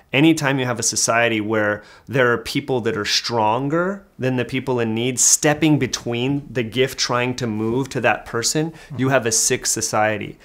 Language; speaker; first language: English; native; English